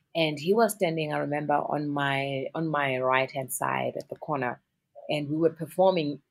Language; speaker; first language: English; non-native, local second language; Northern Sotho